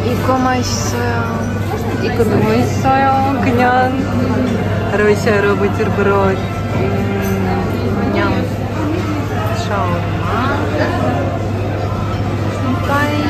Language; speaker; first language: Korean; non-native, learner; Russian